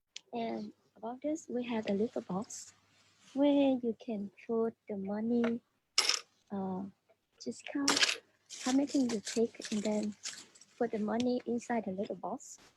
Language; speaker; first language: English; non-native, learner; Vietnamese